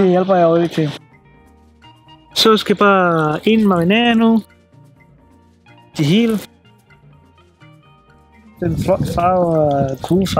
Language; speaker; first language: Danish; non-native, learner; Swahili